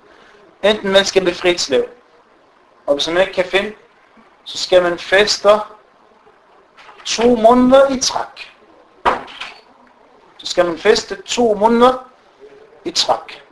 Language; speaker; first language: Danish; non-native, fluent; Arabic